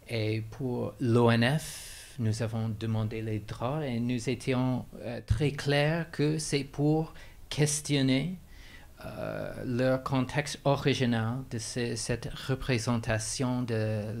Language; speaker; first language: French; non-native, fluent; English